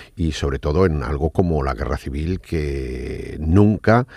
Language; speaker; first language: Spanish; non-native, fluent; Arabic